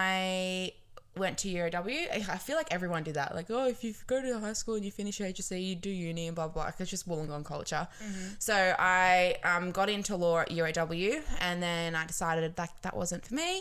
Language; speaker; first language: English; native; English